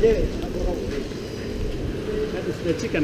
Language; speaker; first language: English; non-native, learner; Balinese